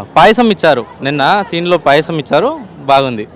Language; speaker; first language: Telugu; non-native, learner; Kannada